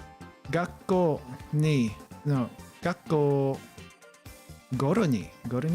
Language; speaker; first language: Japanese; non-native, learner; English